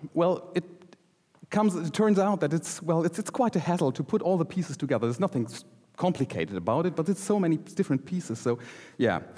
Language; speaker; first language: English; non-native, fluent; German